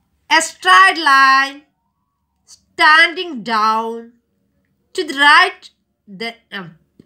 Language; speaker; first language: English; non-native, local second language; Malayalam